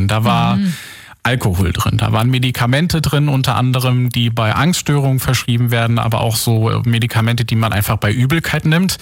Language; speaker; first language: German; native; German